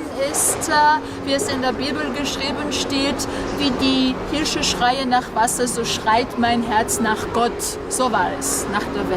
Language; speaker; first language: German; non-native, fluent; Georgian